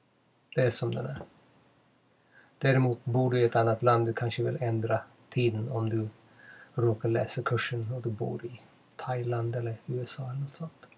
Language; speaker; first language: Swedish; non-native, fluent; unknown